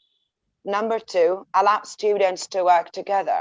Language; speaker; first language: English; non-native, fluent; Indonesian